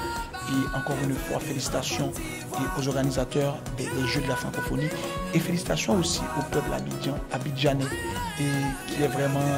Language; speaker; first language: French; non-native, local second language; Haitian Creole